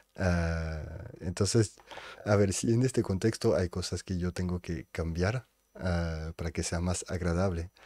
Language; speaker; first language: Spanish; non-native, fluent; French